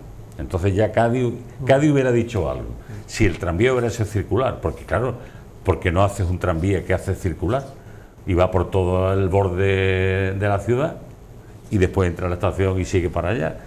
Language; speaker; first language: Spanish; native; Spanish